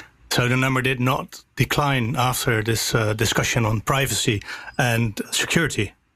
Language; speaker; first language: English; non-native, fluent; Dutch